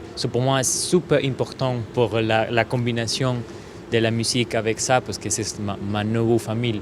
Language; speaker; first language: French; non-native, learner; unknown